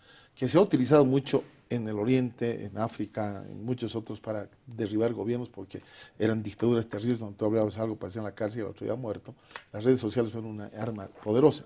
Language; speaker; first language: Spanish; native; Spanish